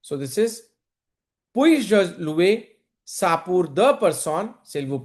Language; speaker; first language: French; non-native, fluent; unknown